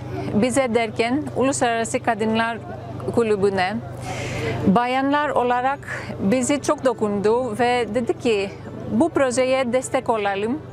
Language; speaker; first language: Turkish; non-native, fluent; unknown